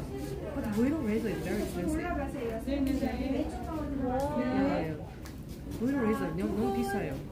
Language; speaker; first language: English; non-native, learner; Japanese